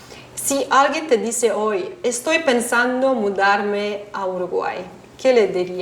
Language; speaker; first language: Spanish; non-native, fluent; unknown